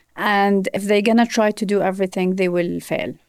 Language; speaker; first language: English; non-native, fluent; Arabic